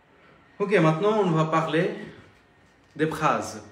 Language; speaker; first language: French; non-native, fluent; Bangla